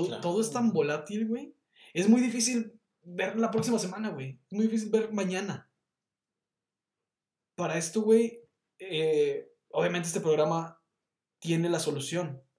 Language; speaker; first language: Spanish; native; Spanish